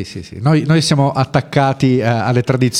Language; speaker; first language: Italian; native; Italian